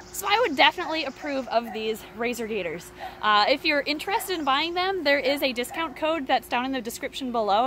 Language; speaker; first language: English; native; English